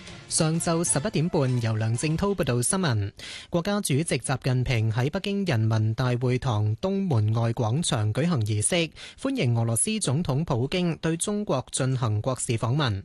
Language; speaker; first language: Cantonese; native; Cantonese